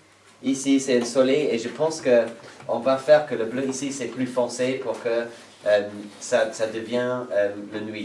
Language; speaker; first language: French; non-native, fluent; English